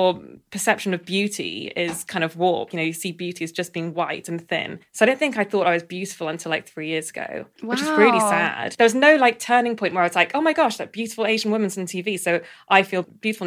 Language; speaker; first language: English; native; English